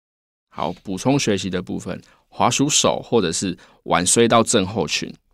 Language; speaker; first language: Chinese; native; Chinese